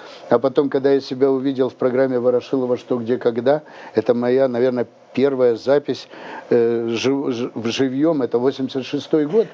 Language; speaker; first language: Russian; native; Russian